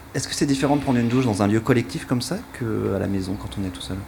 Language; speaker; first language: French; native; French